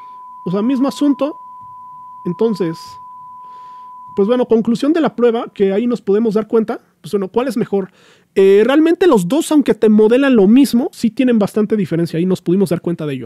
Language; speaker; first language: Spanish; native; Spanish